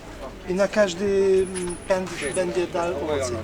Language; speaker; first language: Polish; non-native, learner; Hungarian